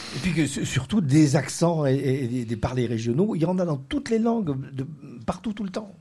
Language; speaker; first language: French; native; French